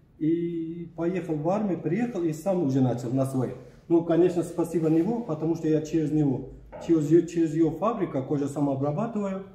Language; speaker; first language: Russian; non-native, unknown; Turkish